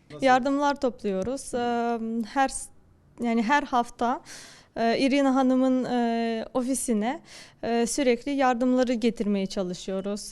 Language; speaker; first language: Turkish; non-native, fluent; Ukrainian